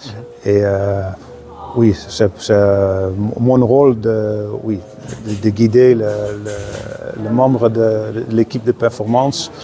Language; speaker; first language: French; non-native, fluent; Dutch